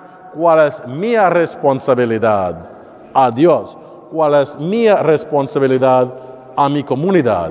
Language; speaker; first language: Spanish; non-native, learner; English